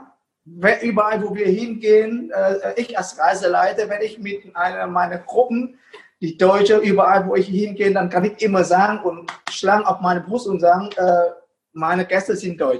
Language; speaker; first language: German; non-native, fluent; Vietnamese